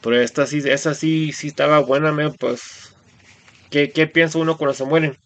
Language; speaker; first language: Spanish; early bilingual, heritage; Spanish